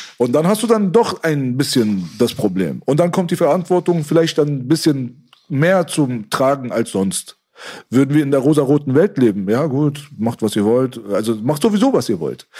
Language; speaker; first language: German; native; German